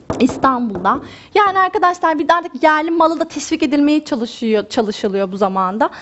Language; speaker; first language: Turkish; native; Turkish